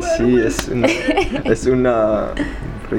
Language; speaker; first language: Spanish; non-native, learner; German